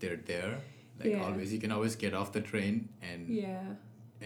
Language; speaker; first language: English; non-native, local second language; Nepali